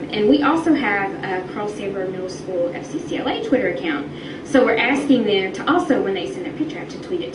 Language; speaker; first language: English; native; English